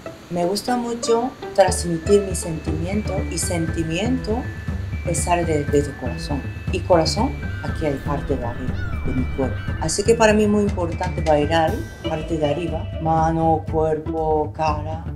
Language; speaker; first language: Spanish; non-native, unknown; Japanese